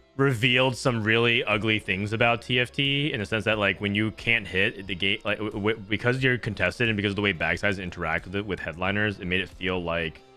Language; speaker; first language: English; native; English